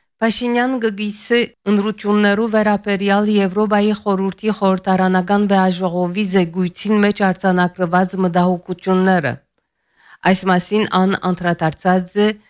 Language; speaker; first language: Armenian; early bilingual, heritage; Armenian